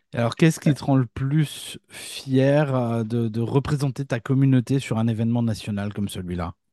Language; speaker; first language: French; native; French